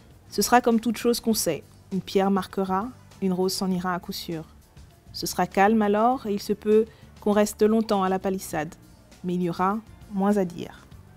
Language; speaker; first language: French; native; French